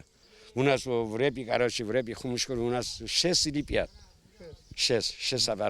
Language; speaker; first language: Russian; non-native, local second language; Mingrelian